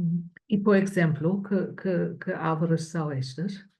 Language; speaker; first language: Portuguese; non-native, fluent; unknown